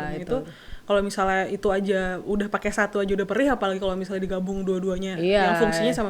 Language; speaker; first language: Indonesian; native; Indonesian